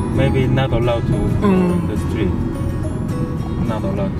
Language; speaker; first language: English; non-native, learner; Korean